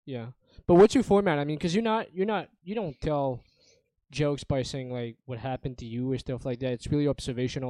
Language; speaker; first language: English; non-native, fluent; French